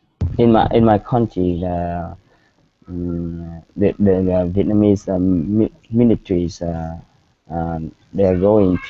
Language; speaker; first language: English; non-native, learner; Vietnamese